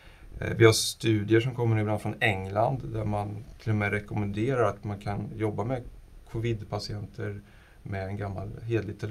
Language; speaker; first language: Swedish; non-native, fluent; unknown